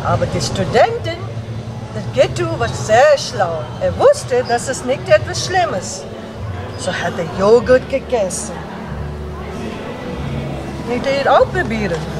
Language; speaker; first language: German; non-native, learner; Tibetan